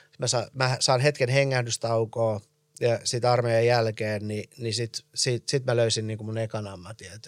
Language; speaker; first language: Finnish; early bilingual, other home language; Persian